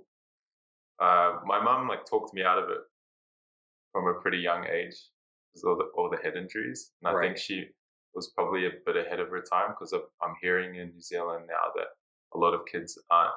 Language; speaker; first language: English; native; English